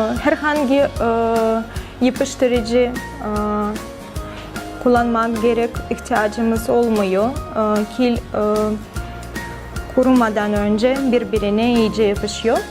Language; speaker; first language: Turkish; non-native, fluent; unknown